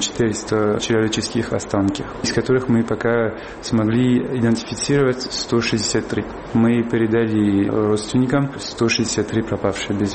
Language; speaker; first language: Russian; non-native, fluent; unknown